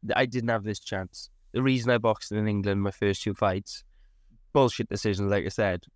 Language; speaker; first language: English; native; English